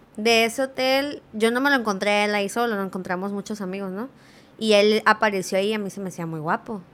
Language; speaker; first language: Spanish; early bilingual, heritage; Spanish